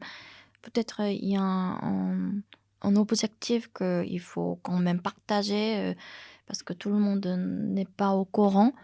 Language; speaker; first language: French; non-native, fluent; Korean